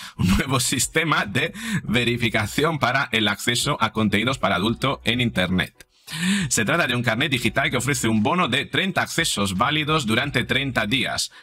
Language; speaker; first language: Spanish; non-native, fluent; Italian